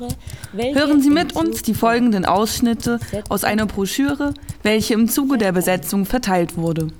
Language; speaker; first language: German; native; German